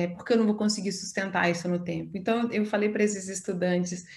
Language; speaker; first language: Portuguese; native; Portuguese